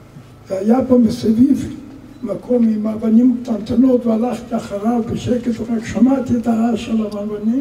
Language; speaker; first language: Hebrew; non-native, fluent; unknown